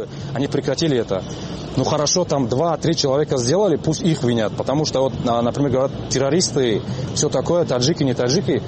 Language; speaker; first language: Russian; non-native, local second language; Tajik